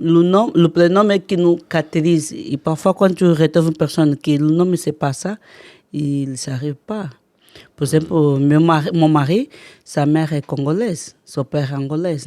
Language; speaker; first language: French; non-native, learner; Portuguese